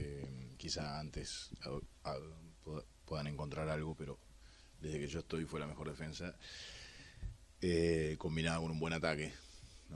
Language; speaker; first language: Spanish; native; Spanish